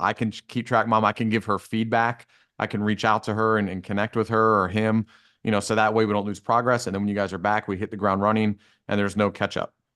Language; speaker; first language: English; native; English